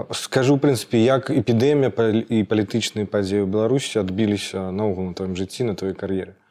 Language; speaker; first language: Belarusian; native; Belarusian